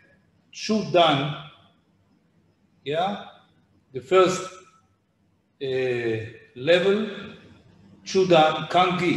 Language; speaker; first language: English; non-native, fluent; Hebrew